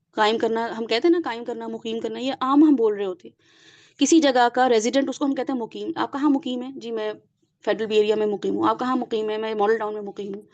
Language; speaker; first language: Urdu; native; Urdu